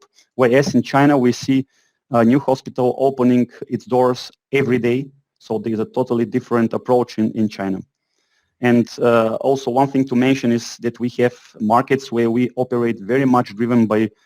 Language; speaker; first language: English; non-native, fluent; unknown